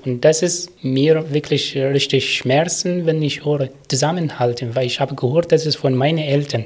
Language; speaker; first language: German; non-native, learner; Arabic